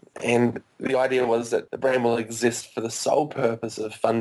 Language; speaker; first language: English; native; English